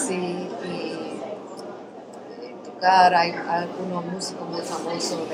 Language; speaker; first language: Spanish; early bilingual, other home language; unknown